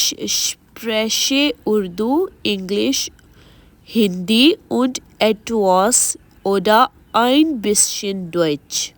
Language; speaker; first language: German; non-native, learner; Urdu